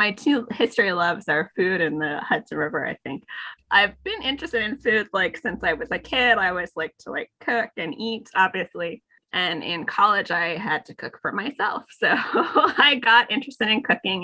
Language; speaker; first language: English; native; English